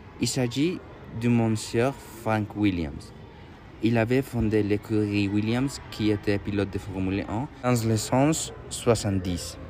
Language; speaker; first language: French; non-native, learner; Spanish